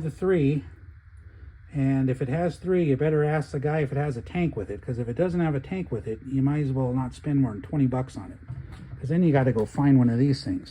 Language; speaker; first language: English; native; English